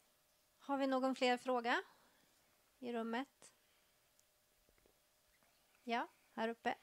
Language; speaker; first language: Swedish; native; Swedish